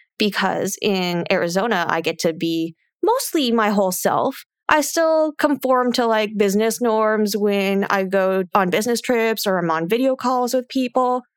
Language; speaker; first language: English; native; English